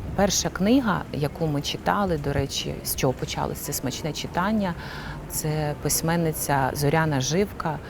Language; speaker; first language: Ukrainian; non-native, local second language; Russian